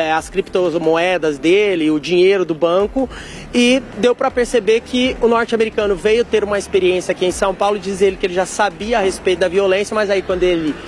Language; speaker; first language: Portuguese; native; Portuguese